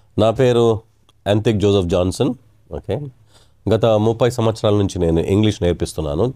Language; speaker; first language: Telugu; non-native, local second language; English